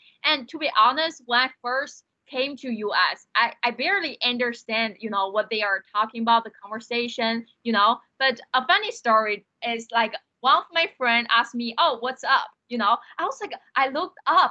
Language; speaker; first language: English; non-native, fluent; Chinese